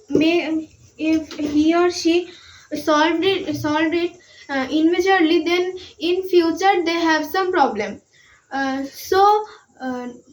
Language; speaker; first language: English; non-native, learner; Bangla